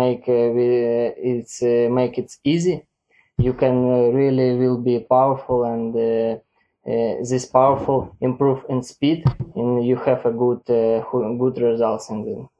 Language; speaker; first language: English; non-native, learner; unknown